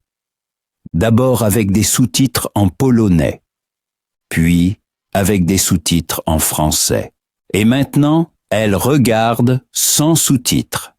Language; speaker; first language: French; non-native, fluent; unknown